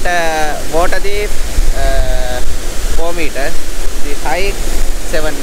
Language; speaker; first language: English; non-native, learner; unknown